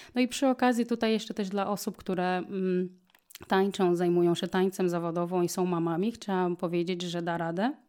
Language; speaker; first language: Polish; non-native, fluent; Portuguese